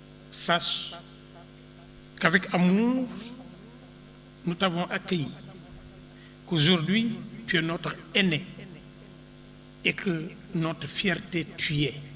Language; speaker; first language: French; non-native, local second language; Wolof